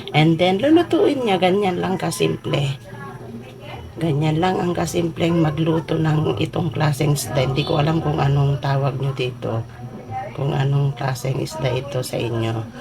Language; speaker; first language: Filipino; non-native, local second language; Iloko